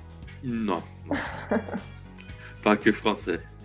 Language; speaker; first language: French; non-native, learner; Russian